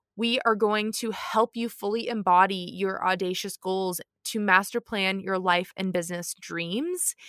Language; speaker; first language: English; native; English